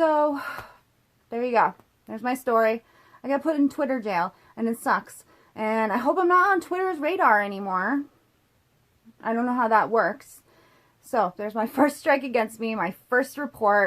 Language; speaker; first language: English; native; English